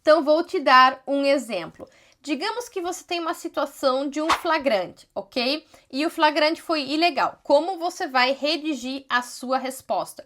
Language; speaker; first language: Portuguese; native; Portuguese